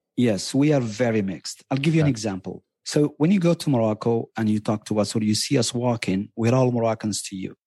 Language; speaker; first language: English; non-native, fluent; Berber languages